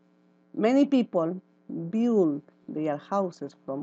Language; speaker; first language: English; non-native, learner; Spanish